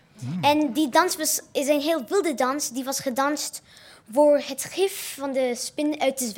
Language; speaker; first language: Dutch; non-native, learner; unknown